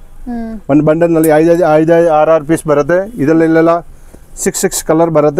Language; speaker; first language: Kannada; non-native, local second language; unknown